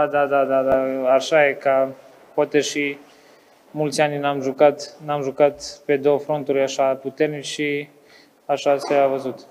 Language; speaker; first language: Romanian; non-native, fluent; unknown